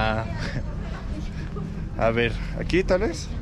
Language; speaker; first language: Spanish; non-native, learner; Danish